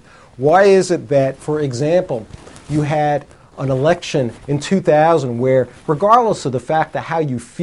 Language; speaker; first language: English; native; English